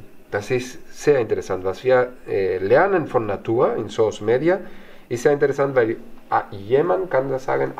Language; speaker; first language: German; non-native, fluent; Spanish